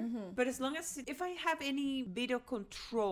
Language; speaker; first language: English; non-native, fluent; Spanish